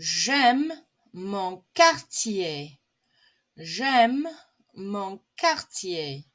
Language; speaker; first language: French; non-native, fluent; English